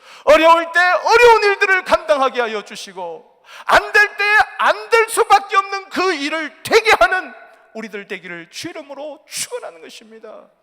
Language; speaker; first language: Korean; native; Korean